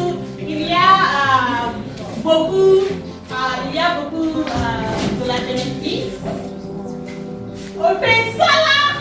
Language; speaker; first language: French; non-native, learner; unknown